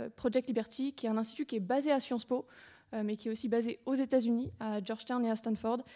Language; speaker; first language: French; native; French